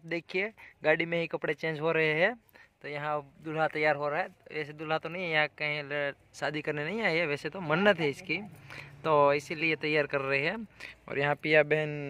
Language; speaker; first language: Hindi; non-native, local second language; Gujarati